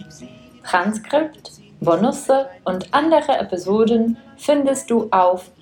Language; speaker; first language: German; non-native, fluent; Czech